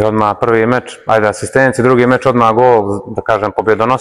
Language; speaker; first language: Bosnian; native; Bosnian